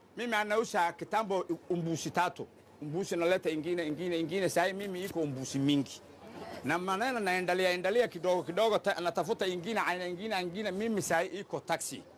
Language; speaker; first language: Swahili; non-native, learner; Somali